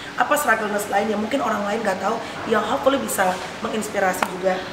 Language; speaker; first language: Indonesian; native; Indonesian